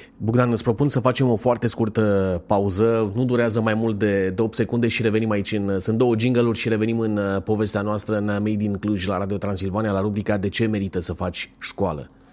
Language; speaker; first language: Romanian; native; Romanian